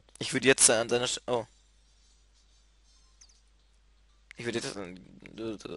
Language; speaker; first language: German; native; German